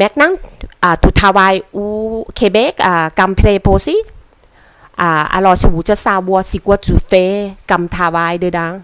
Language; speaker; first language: French; non-native, learner; Thai